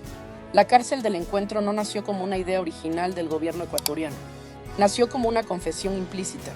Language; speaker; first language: Spanish; native; Spanish